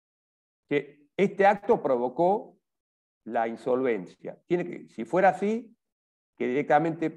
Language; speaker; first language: Spanish; native; Spanish